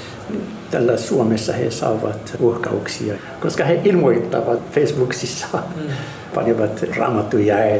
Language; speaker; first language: Finnish; non-native, learner; Arabic